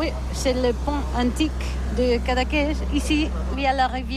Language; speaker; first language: French; non-native, learner; Catalan